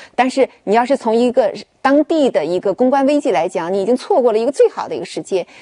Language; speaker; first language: Chinese; native; Chinese